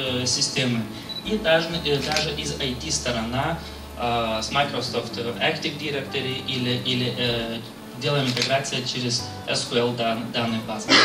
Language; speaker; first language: Russian; non-native, fluent; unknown